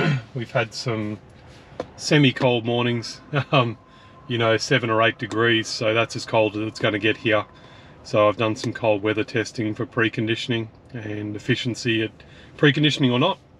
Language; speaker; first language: English; native; English